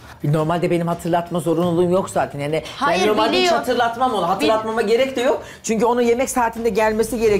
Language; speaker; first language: Turkish; native; Turkish